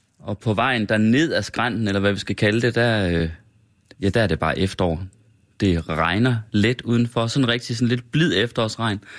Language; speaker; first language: Danish; native; Danish